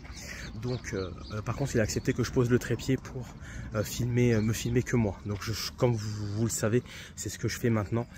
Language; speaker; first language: French; native; French